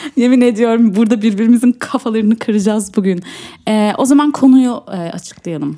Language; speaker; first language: Turkish; early bilingual, heritage; Turkish